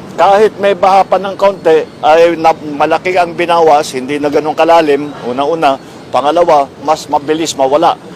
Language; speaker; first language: Filipino; native; Filipino